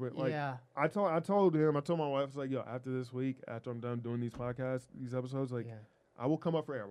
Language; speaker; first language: English; native; English